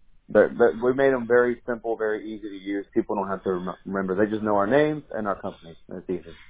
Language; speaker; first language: English; early bilingual, other home language; Spanish